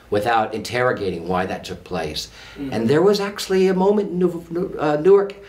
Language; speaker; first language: English; native; English